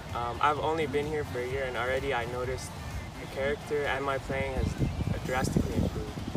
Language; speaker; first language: English; early bilingual, other home language; Arabic